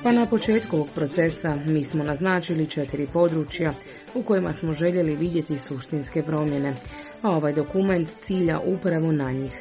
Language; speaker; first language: Croatian; native; Croatian